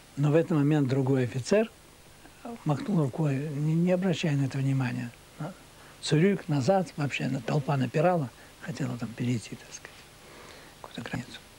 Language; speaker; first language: Russian; native; Russian